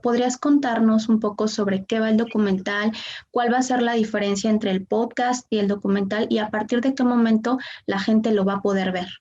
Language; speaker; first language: Spanish; native; Spanish